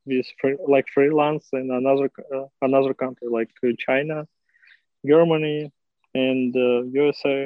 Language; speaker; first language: English; non-native, learner; Russian